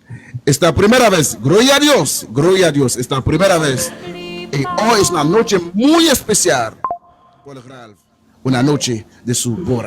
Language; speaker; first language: Spanish; non-native, learner; Haitian Creole